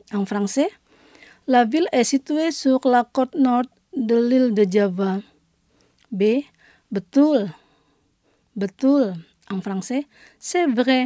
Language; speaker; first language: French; non-native, fluent; Indonesian